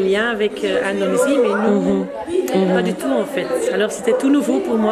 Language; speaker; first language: French; non-native, local second language; Dutch